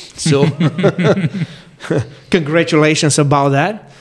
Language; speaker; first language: English; non-native, fluent; Bulgarian